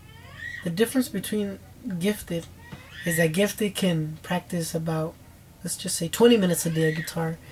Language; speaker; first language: English; early bilingual, other home language; Spanish